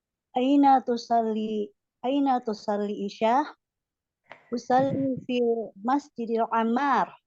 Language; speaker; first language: Arabic; non-native, learner; Indonesian